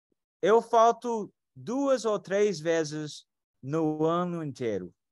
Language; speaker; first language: Portuguese; non-native, fluent; English